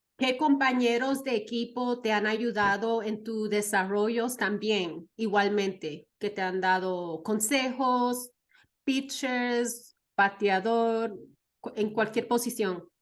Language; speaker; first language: Spanish; early bilingual, heritage; Spanish